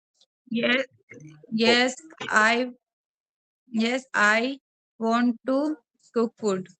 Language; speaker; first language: English; non-native, learner; Hindi